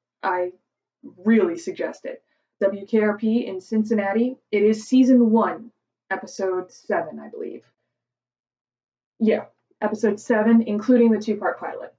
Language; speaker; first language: English; native; English